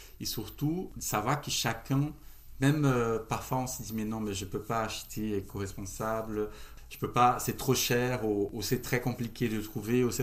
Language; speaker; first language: French; non-native, fluent; Portuguese